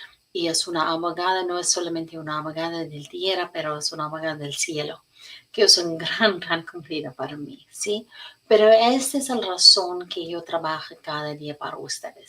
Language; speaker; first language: Spanish; non-native, learner; English